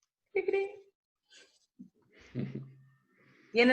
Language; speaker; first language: Spanish; native; Spanish